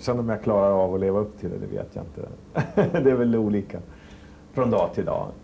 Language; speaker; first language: Swedish; native; Swedish